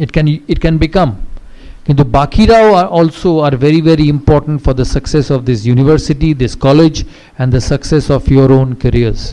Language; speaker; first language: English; non-native, local second language; Bangla